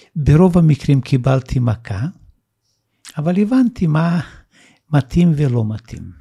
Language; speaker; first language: Hebrew; non-native, fluent; Russian